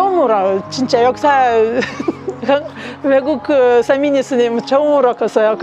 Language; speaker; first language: Korean; non-native, learner; Lithuanian